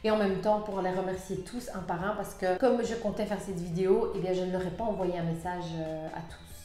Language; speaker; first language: French; native; French